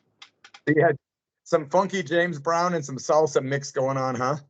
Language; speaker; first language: English; native; English